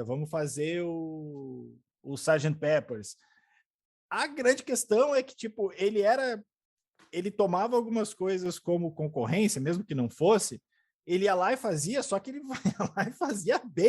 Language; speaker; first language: Portuguese; native; Portuguese